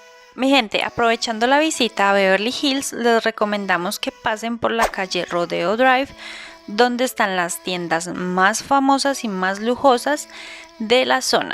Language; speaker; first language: Spanish; native; Spanish